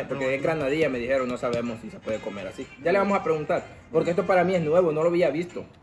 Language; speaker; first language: Spanish; native; Spanish